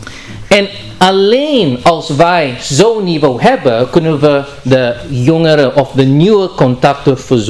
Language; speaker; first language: Dutch; non-native, learner; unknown